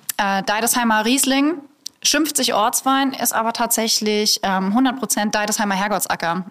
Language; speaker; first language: German; native; German